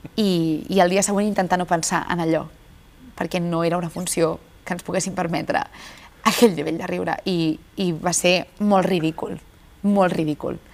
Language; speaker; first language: Catalan; native; Catalan